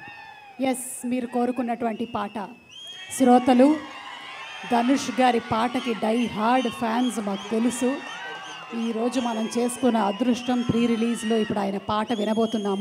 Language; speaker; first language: Telugu; native; Telugu